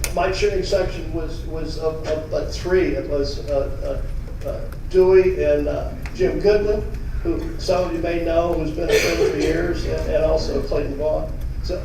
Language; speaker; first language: English; native; English